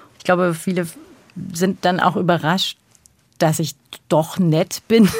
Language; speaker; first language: German; early bilingual, other home language; Turkish